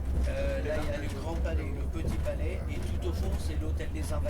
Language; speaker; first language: French; native; French